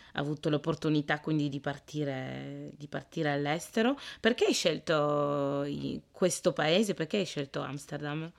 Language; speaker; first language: Italian; early bilingual, other home language; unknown